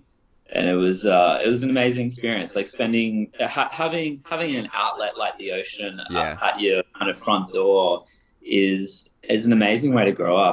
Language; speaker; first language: English; native; English